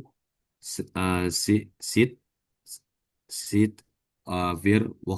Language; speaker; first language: German; non-native, learner; Indonesian